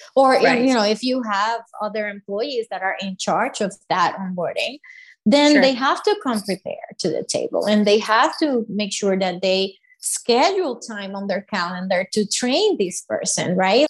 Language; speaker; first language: English; non-native, fluent; Spanish